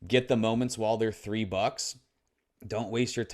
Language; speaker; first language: English; native; English